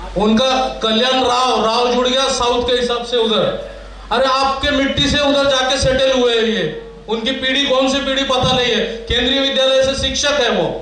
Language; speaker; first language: Hindi; non-native, local second language; Marathi